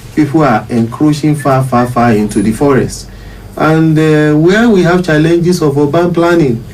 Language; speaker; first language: English; non-native, local second language; Yoruba